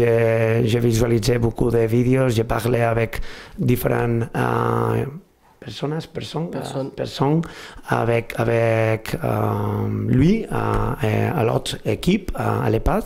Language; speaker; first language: French; non-native, fluent; Spanish